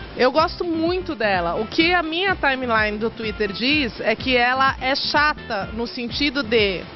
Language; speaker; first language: Portuguese; native; Portuguese